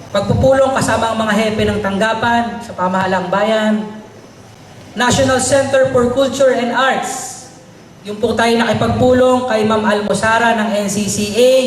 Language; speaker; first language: Filipino; native; Filipino